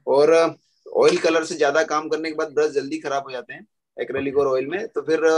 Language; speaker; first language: Hindi; native; Hindi